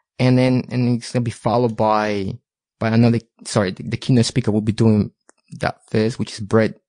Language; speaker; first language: English; non-native, fluent; Spanish